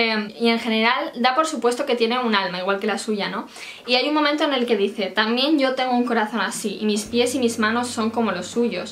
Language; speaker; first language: Spanish; native; Spanish